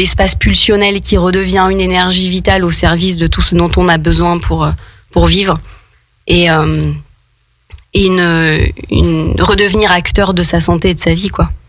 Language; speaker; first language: French; native; French